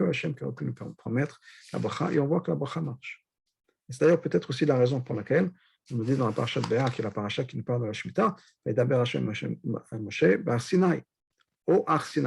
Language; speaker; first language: French; native; French